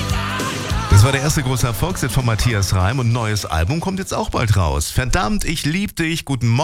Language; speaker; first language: German; native; German